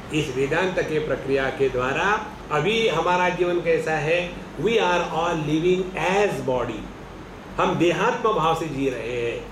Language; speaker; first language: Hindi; non-native, local second language; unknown